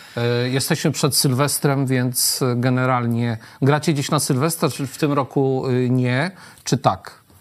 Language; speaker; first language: Polish; native; Polish